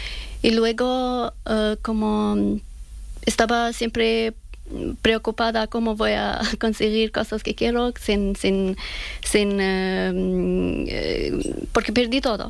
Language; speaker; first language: Spanish; non-native, fluent; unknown